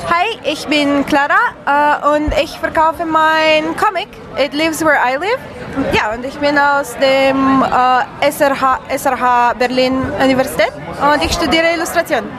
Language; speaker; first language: German; non-native, fluent; Romanian